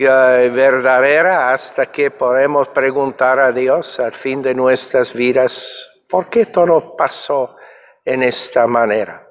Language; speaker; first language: Spanish; non-native, fluent; English